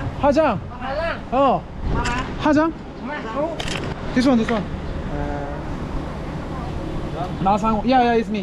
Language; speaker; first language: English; non-native, learner; Korean